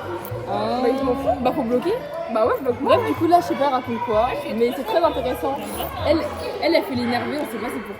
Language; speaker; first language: French; native; French